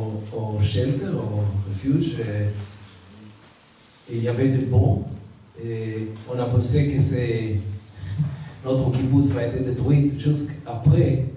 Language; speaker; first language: French; non-native, learner; Hebrew